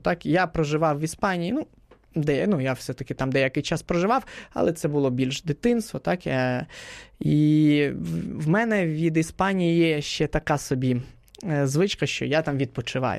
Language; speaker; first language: Ukrainian; non-native, fluent; Spanish